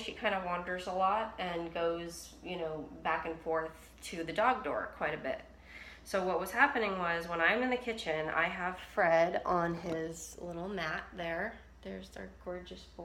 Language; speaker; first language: English; native; English